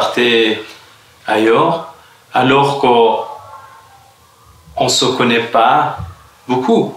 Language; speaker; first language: French; non-native, fluent; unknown